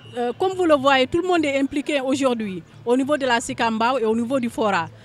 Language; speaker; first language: French; non-native, local second language; Fula